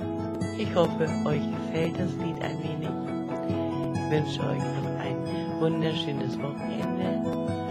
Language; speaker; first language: German; native; German